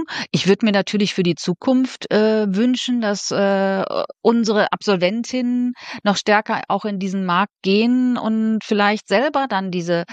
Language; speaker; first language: German; native; German